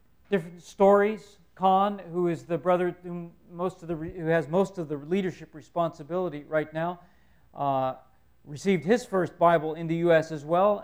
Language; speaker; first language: English; native; English